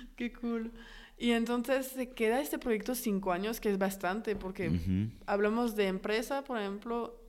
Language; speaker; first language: Spanish; non-native, fluent; French